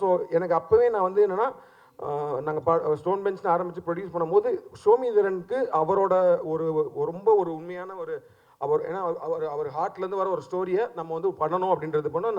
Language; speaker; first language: Tamil; native; Tamil